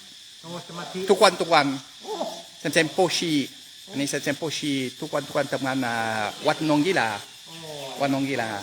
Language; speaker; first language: Thai; non-native, learner; French